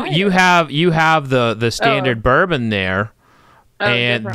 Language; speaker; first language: English; native; English